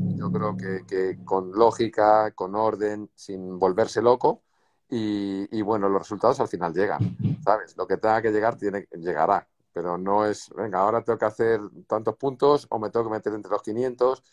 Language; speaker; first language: Spanish; native; Spanish